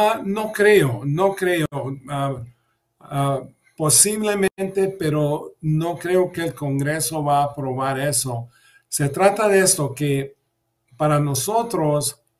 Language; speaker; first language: Spanish; early bilingual, heritage; English